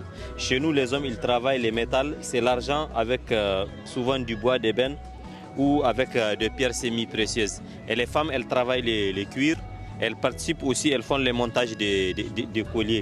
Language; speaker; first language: French; non-native, local second language; Tamasheq